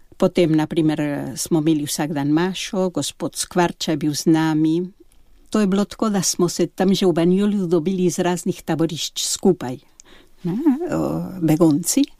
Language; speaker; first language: Slovenian; early bilingual, heritage; Slovenian